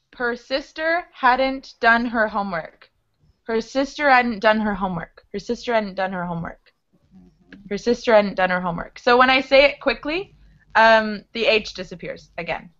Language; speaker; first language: English; native; English